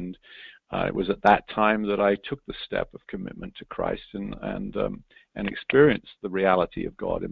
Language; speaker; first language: English; native; English